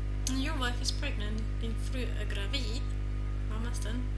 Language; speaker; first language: Swedish; non-native, learner; German